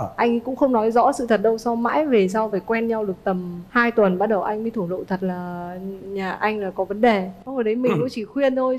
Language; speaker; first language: Vietnamese; native; Vietnamese